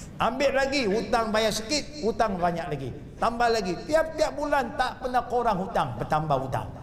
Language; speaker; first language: Malay; non-native, local second language; Chinese